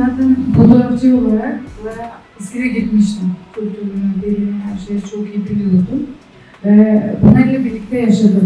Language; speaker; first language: Turkish; non-native, fluent; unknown